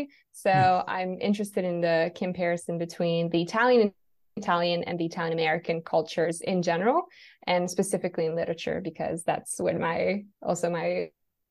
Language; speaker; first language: English; non-native, fluent; Italian